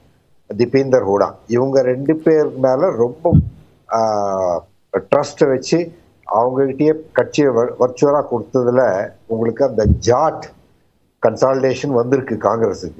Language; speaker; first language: Tamil; native; Tamil